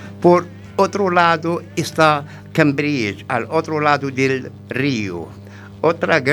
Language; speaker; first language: Spanish; non-native, learner; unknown